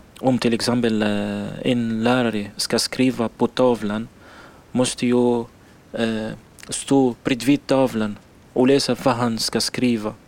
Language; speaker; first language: Swedish; non-native, learner; Arabic